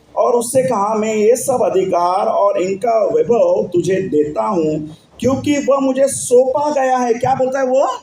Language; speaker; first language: Hindi; non-native, local second language; Marathi